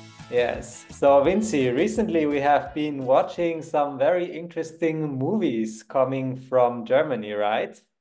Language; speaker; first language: English; non-native, fluent; German